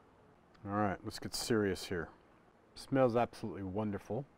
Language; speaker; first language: English; native; English